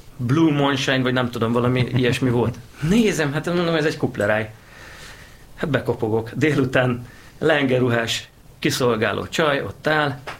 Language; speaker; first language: Hungarian; native; Hungarian